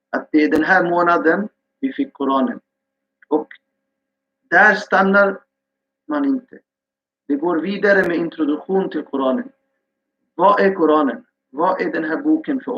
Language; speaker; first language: Swedish; non-native, fluent; Urdu